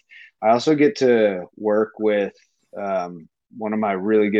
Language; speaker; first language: English; native; English